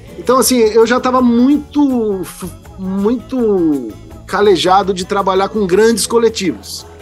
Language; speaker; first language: Portuguese; native; Portuguese